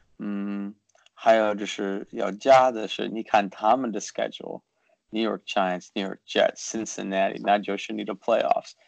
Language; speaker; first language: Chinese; early bilingual, heritage; Chinese